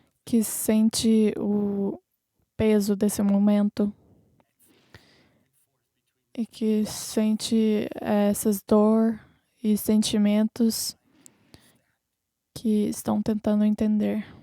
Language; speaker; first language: Portuguese; non-native, fluent; English